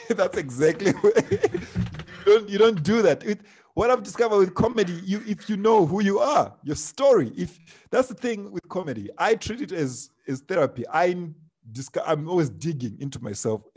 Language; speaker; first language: English; non-native, local second language; Shona